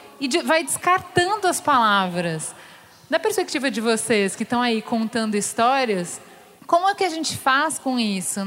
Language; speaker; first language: Portuguese; native; Portuguese